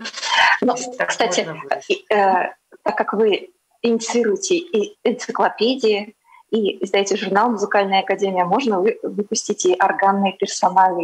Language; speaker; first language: Russian; native; Russian